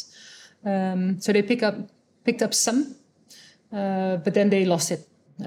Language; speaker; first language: English; non-native, fluent; Dutch